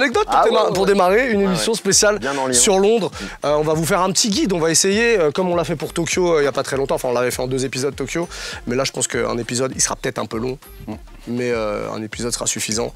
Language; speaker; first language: French; native; French